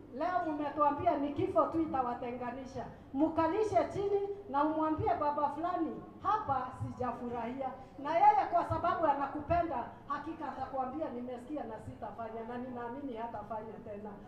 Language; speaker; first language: Swahili; non-native, local second language; Kikuyu